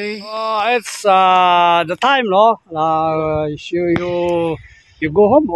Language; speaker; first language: English; non-native, learner; Filipino